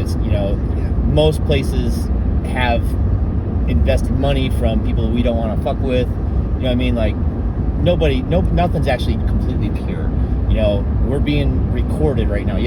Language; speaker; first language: English; native; English